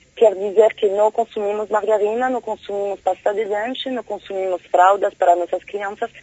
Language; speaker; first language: Portuguese; non-native, fluent; French